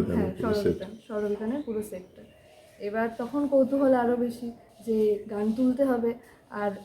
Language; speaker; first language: Bangla; native; Bangla